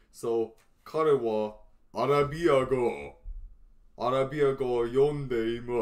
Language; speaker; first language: Japanese; non-native, learner; English